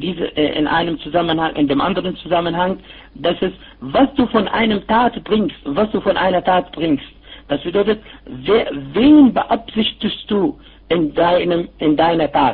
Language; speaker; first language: German; non-native, fluent; Arabic